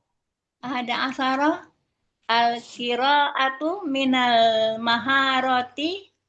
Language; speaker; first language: Arabic; non-native, learner; Indonesian